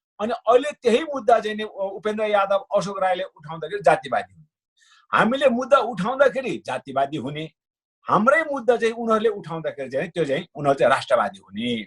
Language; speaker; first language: Nepali; non-native, local second language; Sherpa